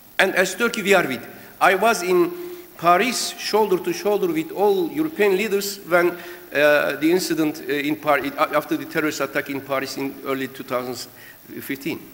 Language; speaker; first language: English; non-native, fluent; Turkish